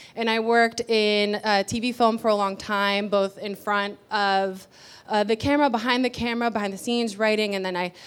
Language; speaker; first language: English; early bilingual, other home language; Spanish